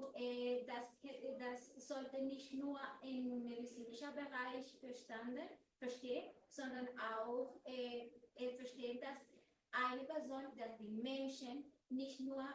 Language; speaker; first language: German; non-native, fluent; Spanish